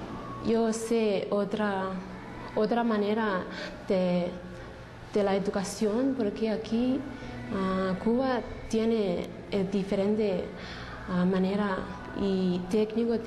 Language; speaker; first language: Spanish; non-native, learner; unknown